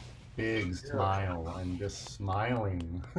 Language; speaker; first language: English; native; English